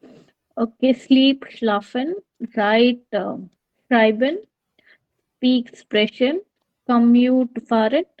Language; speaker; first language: German; non-native, learner; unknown